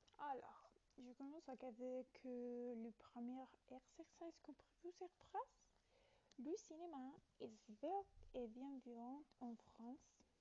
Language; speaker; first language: French; non-native, learner; Italian